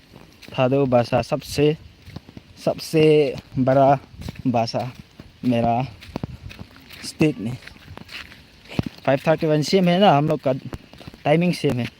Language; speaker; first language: Hindi; non-native, local second language; Thado Chin